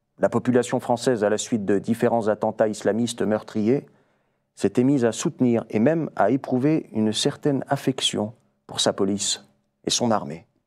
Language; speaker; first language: French; native; French